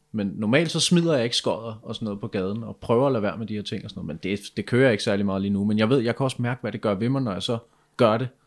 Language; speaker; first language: Danish; native; Danish